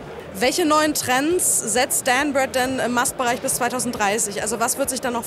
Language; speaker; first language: German; native; German